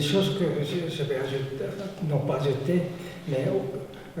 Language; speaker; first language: French; non-native, fluent; Korean